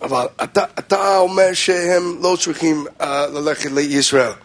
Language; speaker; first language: Hebrew; non-native, learner; English